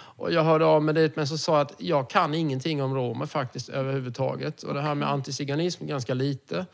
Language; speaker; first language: Swedish; native; Swedish